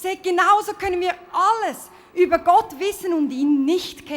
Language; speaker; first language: German; native; German